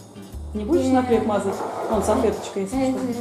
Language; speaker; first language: Russian; native; Russian